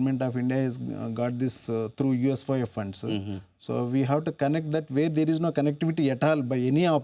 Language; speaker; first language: English; non-native, local second language; Telugu